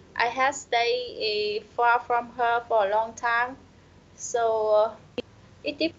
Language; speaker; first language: English; non-native, learner; Vietnamese